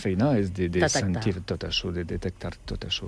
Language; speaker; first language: Catalan; non-native, learner; French